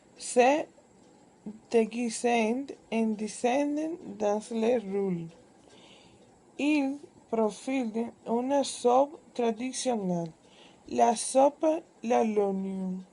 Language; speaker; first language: French; non-native, learner; Spanish